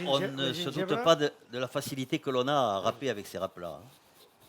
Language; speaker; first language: French; native; French